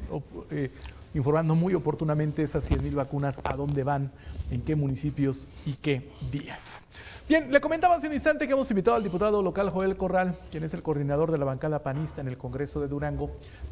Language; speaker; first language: Spanish; native; Spanish